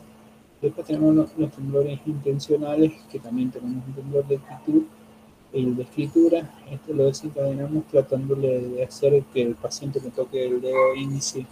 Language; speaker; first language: Spanish; native; Spanish